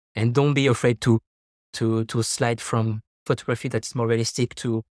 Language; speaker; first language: English; non-native, fluent; French